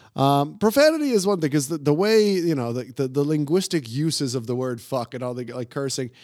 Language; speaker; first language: English; native; English